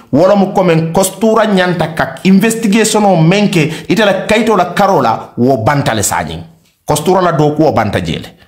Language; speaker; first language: Italian; non-native, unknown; Mandingo